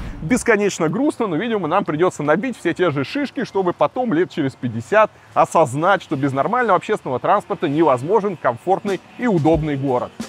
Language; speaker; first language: Russian; native; Russian